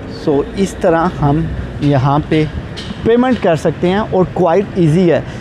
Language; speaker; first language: Urdu; native; Urdu